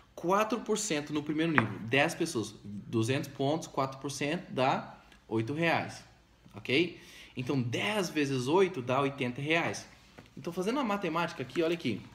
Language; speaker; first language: Portuguese; non-native, fluent; English